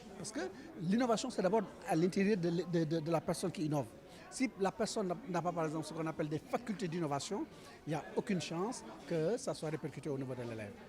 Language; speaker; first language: French; non-native, local second language; Wolof